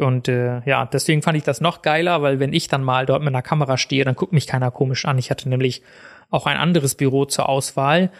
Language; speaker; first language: German; native; German